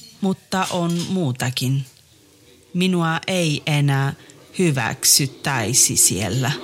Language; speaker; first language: Finnish; non-native, learner; Italian